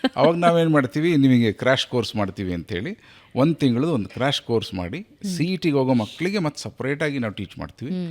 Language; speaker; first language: Kannada; native; Kannada